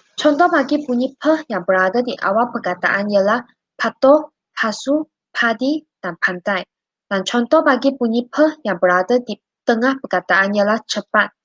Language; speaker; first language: Malay; non-native, local second language; Chinese